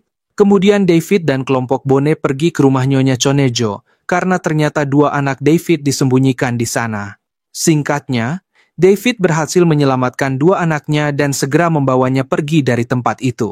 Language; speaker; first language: Indonesian; native; Indonesian